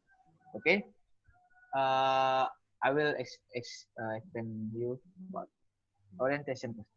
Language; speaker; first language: English; non-native, learner; Indonesian